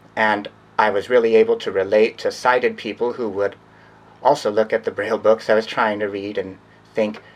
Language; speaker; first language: English; native; English